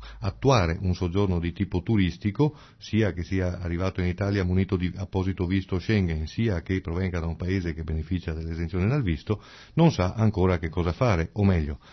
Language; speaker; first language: Italian; native; Italian